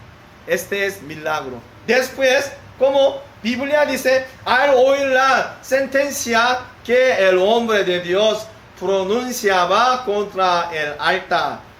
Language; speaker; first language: Spanish; non-native, learner; Korean